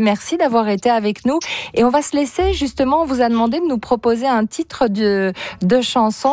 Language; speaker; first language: French; native; French